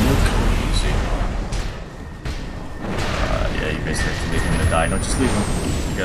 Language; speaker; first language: English; native; English